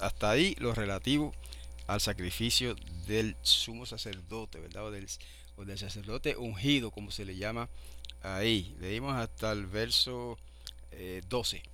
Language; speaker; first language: Spanish; native; Spanish